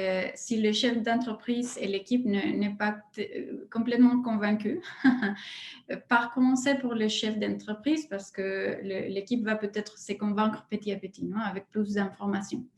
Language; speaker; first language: French; non-native, fluent; Spanish